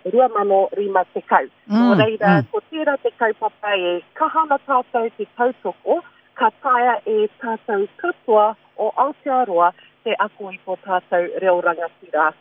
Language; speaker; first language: Māori; non-native, local second language; English